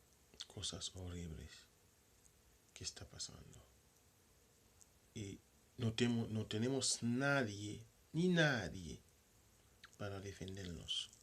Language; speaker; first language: Spanish; non-native, local second language; Haitian Creole